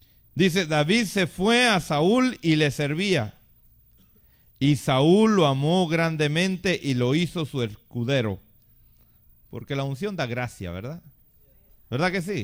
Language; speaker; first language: Spanish; native; Spanish